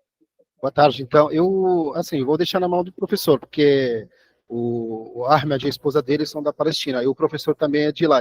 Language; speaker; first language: Portuguese; non-native, fluent; Arabic